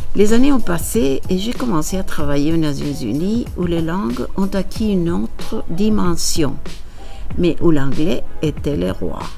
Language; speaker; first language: French; non-native, fluent; Spanish